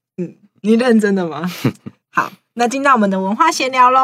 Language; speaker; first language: Chinese; native; Chinese